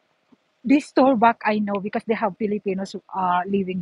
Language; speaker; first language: English; non-native, learner; Filipino